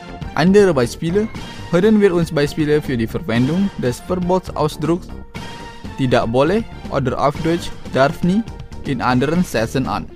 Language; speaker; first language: German; non-native, fluent; Indonesian